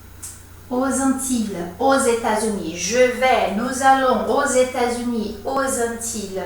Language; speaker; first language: French; non-native, fluent; Portuguese